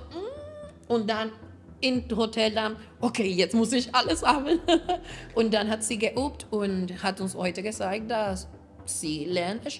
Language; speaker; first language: German; non-native, fluent; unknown